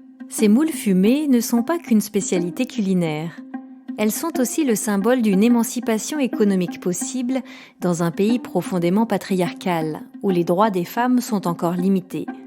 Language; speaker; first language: French; native; French